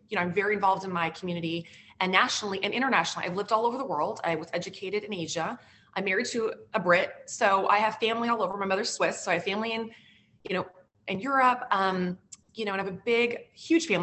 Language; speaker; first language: English; native; English